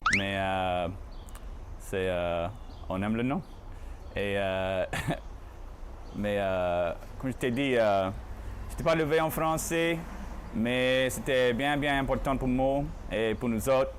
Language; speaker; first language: French; non-native, fluent; English